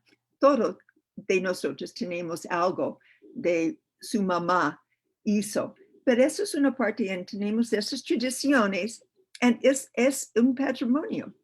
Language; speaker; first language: Spanish; non-native, learner; English